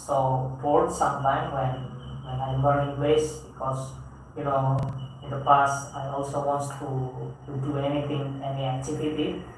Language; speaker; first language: English; non-native, fluent; Indonesian